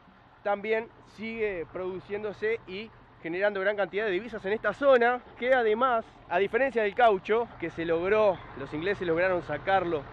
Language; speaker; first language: Spanish; native; Spanish